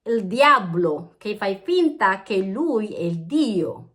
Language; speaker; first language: Italian; non-native, learner; Filipino